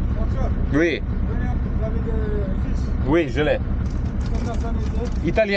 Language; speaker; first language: French; non-native, learner; Italian